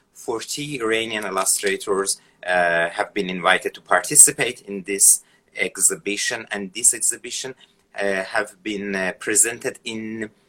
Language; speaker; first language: English; non-native, fluent; Persian